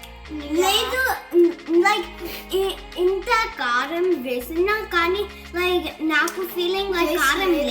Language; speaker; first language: Telugu; early bilingual, heritage; Telugu